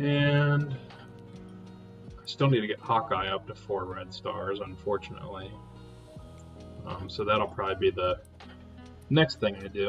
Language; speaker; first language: English; native; English